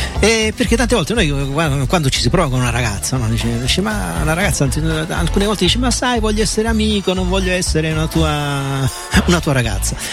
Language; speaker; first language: Italian; native; Italian